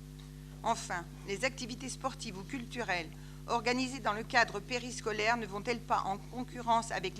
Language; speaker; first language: French; native; French